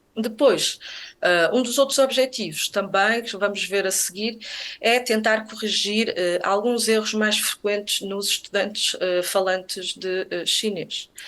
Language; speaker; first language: Portuguese; native; Portuguese